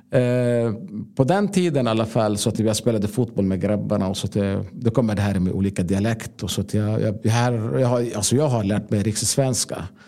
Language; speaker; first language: Swedish; non-native, fluent; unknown